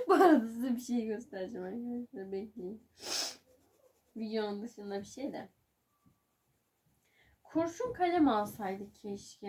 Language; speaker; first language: Turkish; native; Turkish